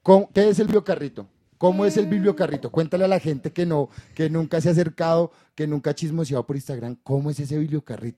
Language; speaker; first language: Spanish; native; Spanish